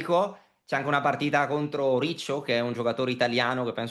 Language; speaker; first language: Italian; native; Italian